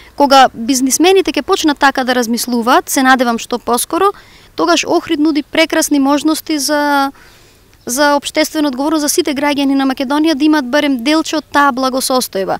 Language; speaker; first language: Macedonian; native; Macedonian